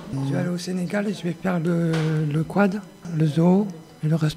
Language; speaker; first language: French; non-native, local second language; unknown